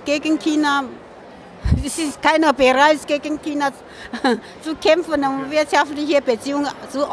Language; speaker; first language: German; non-native, fluent; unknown